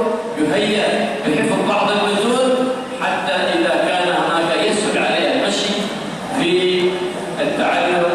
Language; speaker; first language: Arabic; native; Arabic